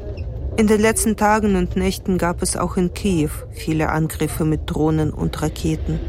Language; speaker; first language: German; native; German